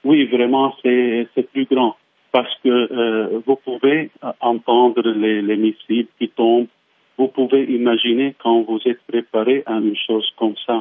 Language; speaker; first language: French; non-native, fluent; Arabic